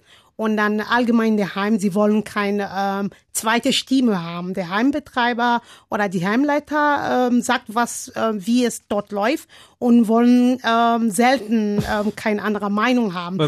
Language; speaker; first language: German; non-native, learner; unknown